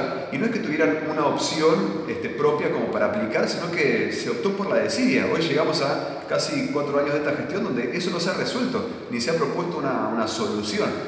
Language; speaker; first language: Spanish; native; Spanish